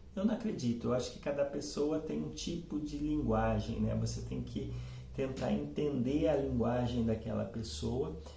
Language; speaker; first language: Portuguese; native; Portuguese